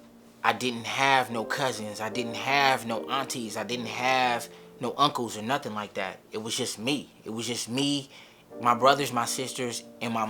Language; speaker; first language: English; early bilingual, other home language; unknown